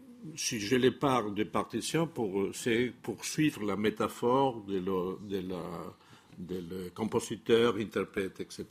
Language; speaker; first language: French; non-native, fluent; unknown